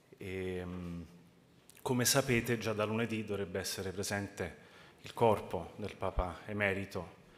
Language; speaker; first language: Italian; native; Italian